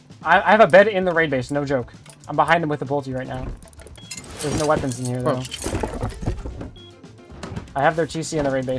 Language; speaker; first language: English; native; English